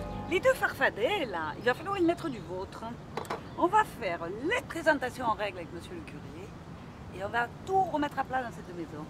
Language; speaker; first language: French; native; French